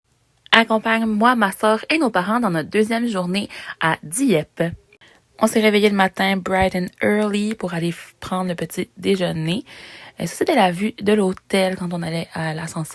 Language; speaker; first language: French; native; French